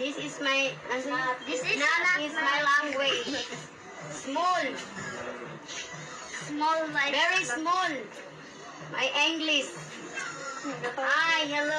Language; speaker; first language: English; non-native, learner; Cebuano